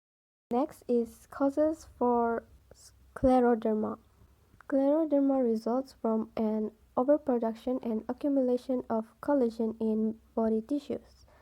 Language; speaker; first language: English; non-native, local second language; Malay